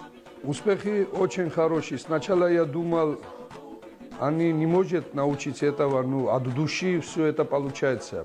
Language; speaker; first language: Russian; non-native, learner; Georgian